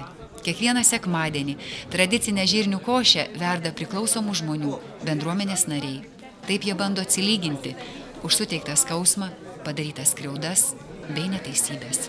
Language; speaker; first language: Lithuanian; native; Lithuanian